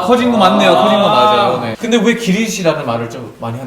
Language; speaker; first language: Korean; native; Korean